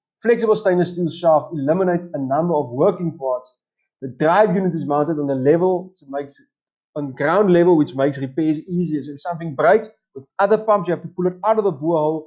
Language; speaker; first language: English; non-native, local second language; Afrikaans